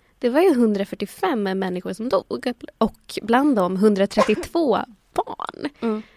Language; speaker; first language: Swedish; native; Swedish